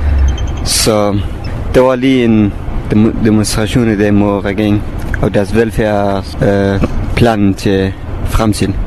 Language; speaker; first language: Danish; non-native, fluent; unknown